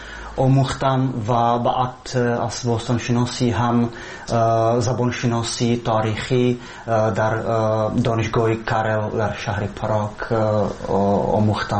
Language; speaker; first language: Persian; non-native, fluent; Czech